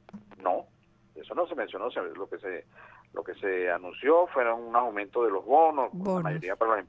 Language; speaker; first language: Spanish; native; Spanish